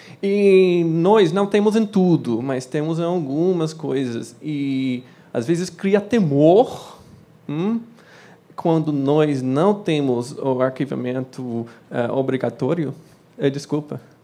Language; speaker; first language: Portuguese; non-native, fluent; English